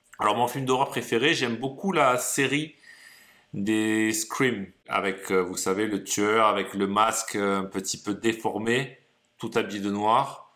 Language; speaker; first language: French; native; French